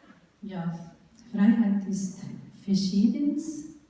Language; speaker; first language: German; non-native, fluent; Urdu